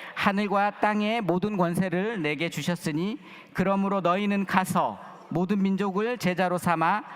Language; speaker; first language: Korean; native; Korean